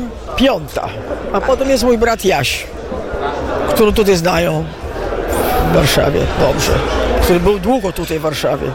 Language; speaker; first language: Polish; early bilingual, heritage; Italian